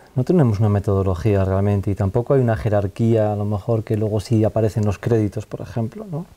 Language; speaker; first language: Spanish; native; Spanish